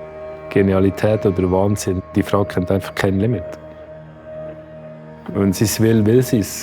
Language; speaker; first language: German; native; German